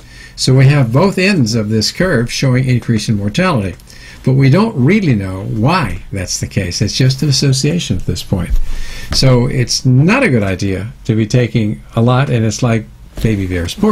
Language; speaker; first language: English; native; English